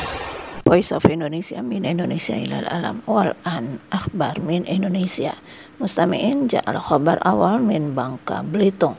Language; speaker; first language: Arabic; non-native, fluent; Indonesian